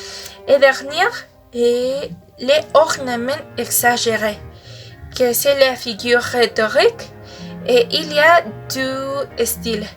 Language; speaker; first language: French; non-native, learner; Spanish